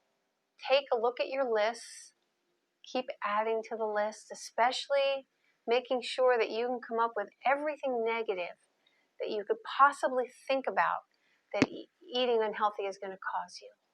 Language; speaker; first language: English; native; English